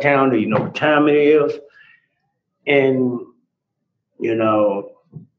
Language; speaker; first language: English; native; English